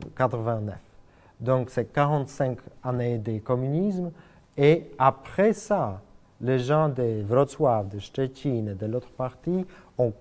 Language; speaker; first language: French; non-native, fluent; Polish